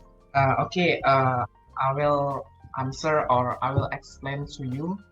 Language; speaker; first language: English; non-native, learner; Indonesian